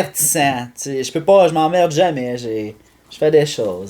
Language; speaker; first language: French; native; French